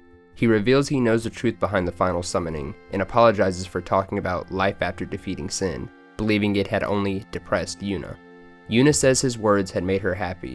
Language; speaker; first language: English; native; English